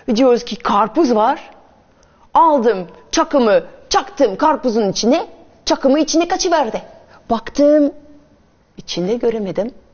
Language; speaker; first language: Turkish; non-native, fluent; French